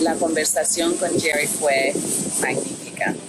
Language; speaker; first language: Spanish; early bilingual, heritage; Spanish